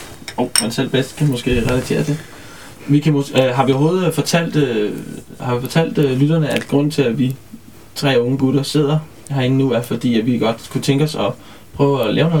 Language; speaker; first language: Danish; native; Danish